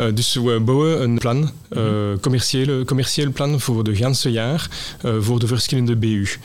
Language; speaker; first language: Dutch; non-native, local second language; French